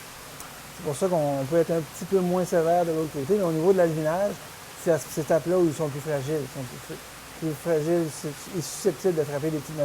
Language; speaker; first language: French; native; French